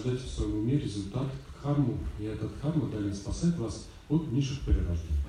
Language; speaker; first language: Russian; native; Russian